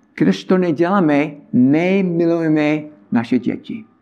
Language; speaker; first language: Czech; non-native, learner; English